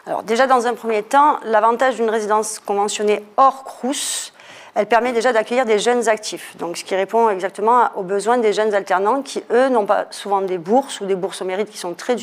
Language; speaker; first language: French; native; French